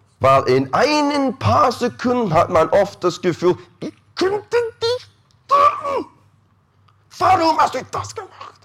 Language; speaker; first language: German; non-native, fluent; English